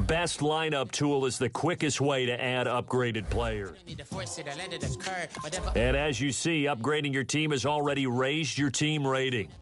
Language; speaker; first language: English; native; English